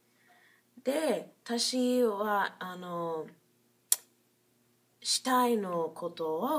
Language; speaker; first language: Japanese; non-native, learner; English